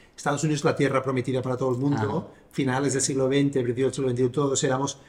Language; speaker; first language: Spanish; native; Spanish